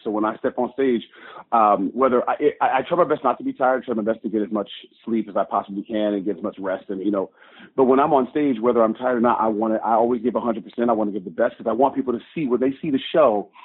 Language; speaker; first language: English; native; English